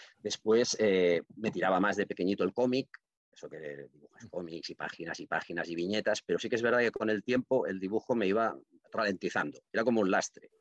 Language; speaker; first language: Spanish; non-native, local second language; Catalan